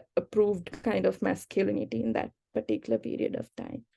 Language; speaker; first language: English; non-native, local second language; Sinhala